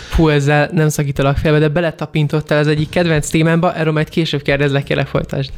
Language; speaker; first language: Hungarian; non-native, fluent; Italian